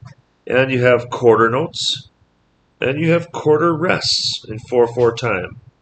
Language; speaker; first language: English; native; English